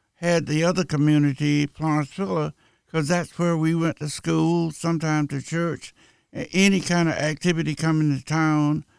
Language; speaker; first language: English; native; English